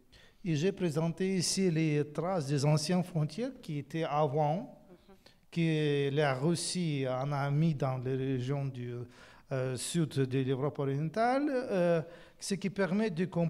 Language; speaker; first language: French; non-native, fluent; Ukrainian